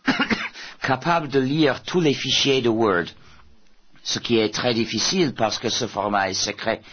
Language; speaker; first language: French; non-native, fluent; English